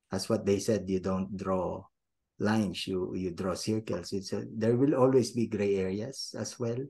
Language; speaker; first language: English; non-native, local second language; Filipino